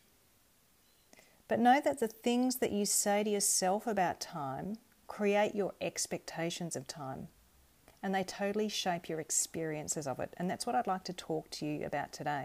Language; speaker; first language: English; native; English